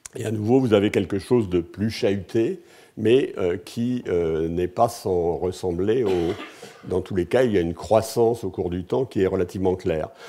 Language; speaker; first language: French; native; French